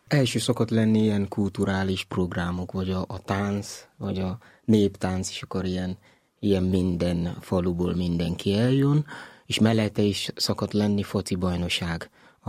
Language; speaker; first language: Hungarian; non-native, fluent; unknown